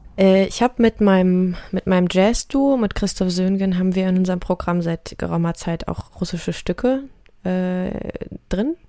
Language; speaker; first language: German; early bilingual, other home language; Russian